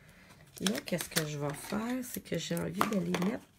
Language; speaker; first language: French; native; French